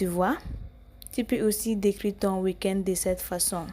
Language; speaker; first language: French; non-native, learner; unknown